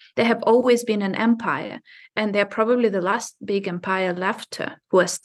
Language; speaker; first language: English; non-native, fluent; Ukrainian